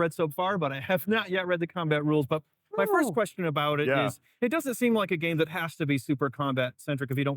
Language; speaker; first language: English; native; English